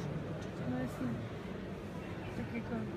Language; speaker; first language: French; non-native, learner; Czech